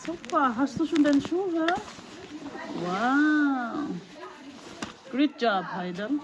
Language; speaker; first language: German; non-native, learner; Filipino